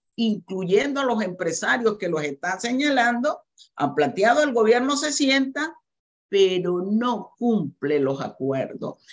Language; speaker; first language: Spanish; native; Spanish